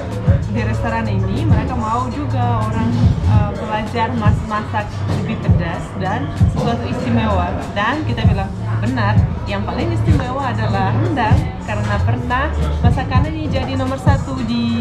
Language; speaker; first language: Indonesian; non-native, fluent; Russian